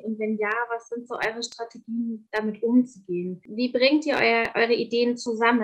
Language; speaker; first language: German; native; German